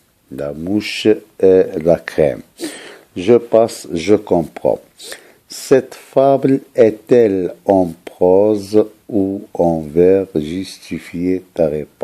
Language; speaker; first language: French; non-native, local second language; Arabic